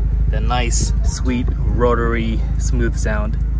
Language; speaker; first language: English; native; English